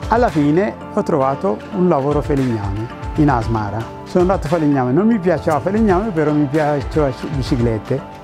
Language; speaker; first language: Italian; non-native, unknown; Tigrinya